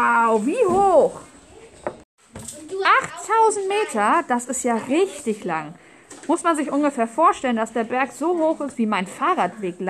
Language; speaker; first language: German; native; German